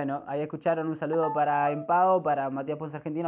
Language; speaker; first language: Spanish; native; Spanish